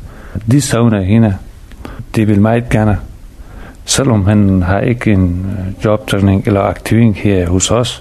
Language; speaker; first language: Danish; non-native, learner; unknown